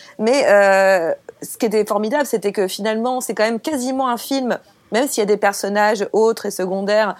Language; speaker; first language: French; native; French